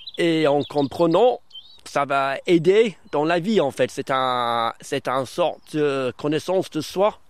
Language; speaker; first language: French; non-native, fluent; German